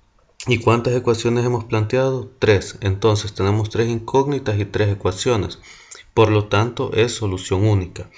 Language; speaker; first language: Spanish; native; Spanish